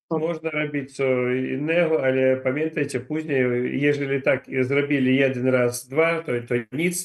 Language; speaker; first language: Polish; non-native, learner; Ukrainian